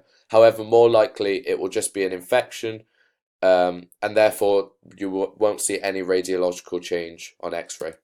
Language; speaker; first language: English; native; English